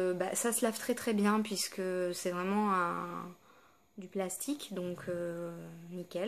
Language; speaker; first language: French; native; French